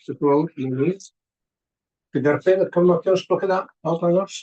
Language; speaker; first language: Welsh; native; Welsh